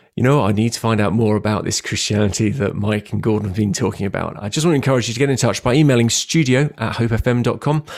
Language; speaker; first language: English; native; English